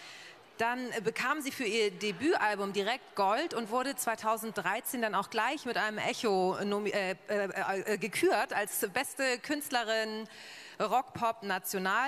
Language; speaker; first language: German; native; German